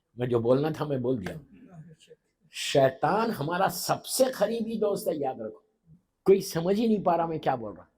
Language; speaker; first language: Urdu; native; Urdu